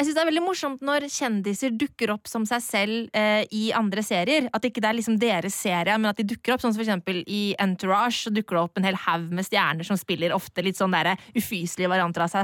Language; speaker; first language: Norwegian; native; Norwegian